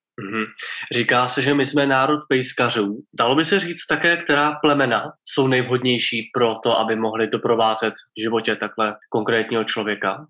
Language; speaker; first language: Czech; native; Czech